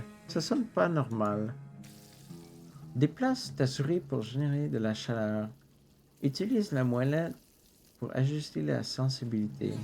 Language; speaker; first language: French; non-native, local second language; English